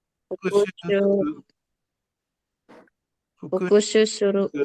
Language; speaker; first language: Japanese; non-native, learner; Indonesian